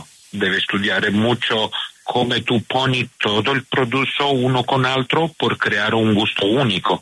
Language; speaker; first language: Spanish; non-native, learner; Italian